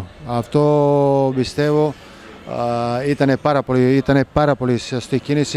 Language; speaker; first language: Greek; non-native, fluent; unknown